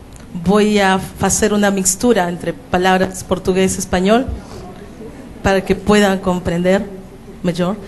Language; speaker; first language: Portuguese; non-native, learner; Spanish